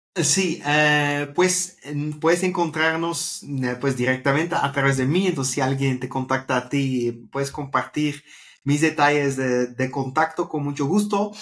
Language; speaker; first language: Spanish; non-native, fluent; Dutch